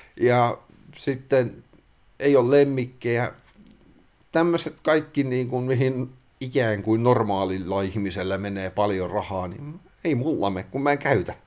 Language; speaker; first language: Finnish; native; Finnish